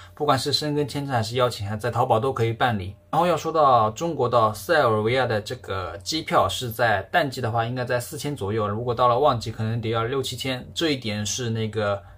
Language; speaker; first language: Chinese; native; Chinese